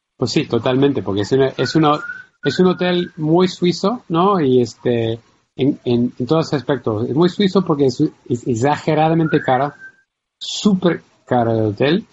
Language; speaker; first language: Spanish; non-native, fluent; English